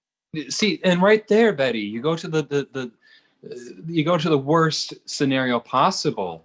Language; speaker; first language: English; native; English